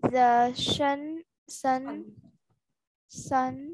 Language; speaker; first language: English; non-native, learner; Vietnamese